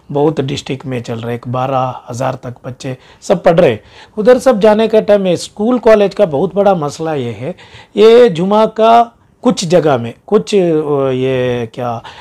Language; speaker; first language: Hindi; non-native, local second language; Urdu